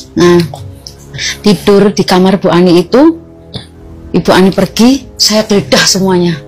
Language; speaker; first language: Indonesian; native; Indonesian